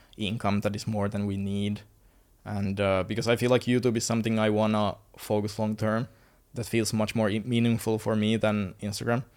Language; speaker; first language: English; non-native, fluent; Finnish